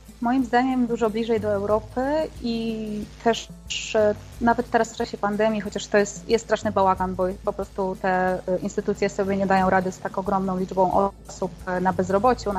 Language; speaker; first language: Polish; native; Polish